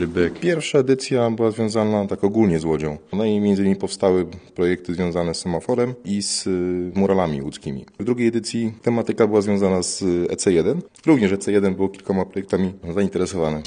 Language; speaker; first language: Polish; native; Polish